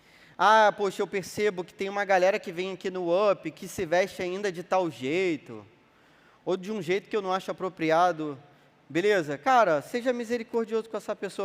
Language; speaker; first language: Portuguese; native; Portuguese